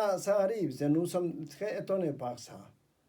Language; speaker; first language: French; non-native, fluent; Tibetan